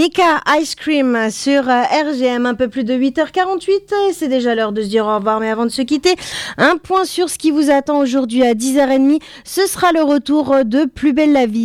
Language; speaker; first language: French; native; French